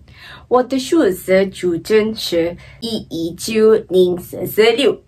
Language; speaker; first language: Chinese; non-native, learner; Malay